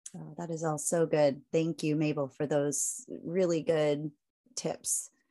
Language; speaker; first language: English; native; English